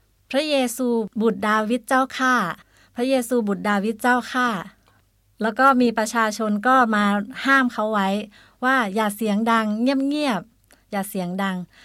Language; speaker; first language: Thai; native; Thai